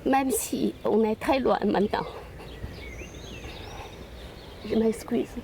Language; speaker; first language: French; non-native, fluent; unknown